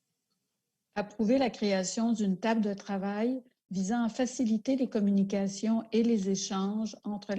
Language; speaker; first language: French; native; French